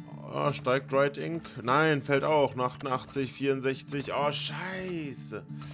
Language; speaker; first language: German; native; German